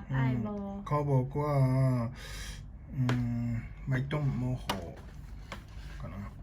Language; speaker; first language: Thai; non-native, learner; Japanese